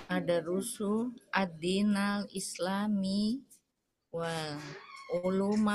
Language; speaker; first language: Arabic; non-native, learner; Indonesian